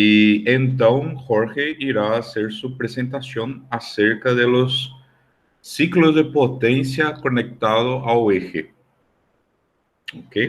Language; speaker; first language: Spanish; non-native, fluent; Portuguese